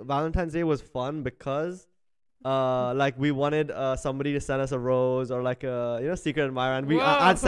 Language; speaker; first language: English; non-native, local second language; Hindi